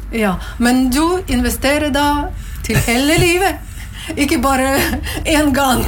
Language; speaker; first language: Norwegian; non-native, learner; Latvian